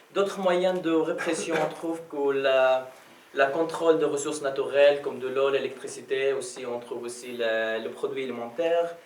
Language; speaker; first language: French; non-native, fluent; Arabic